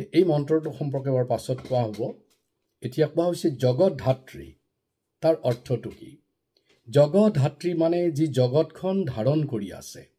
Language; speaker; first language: Assamese; native; Assamese